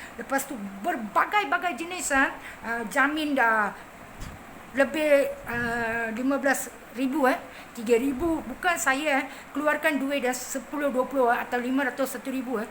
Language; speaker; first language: Malay; non-native, local second language; Tamil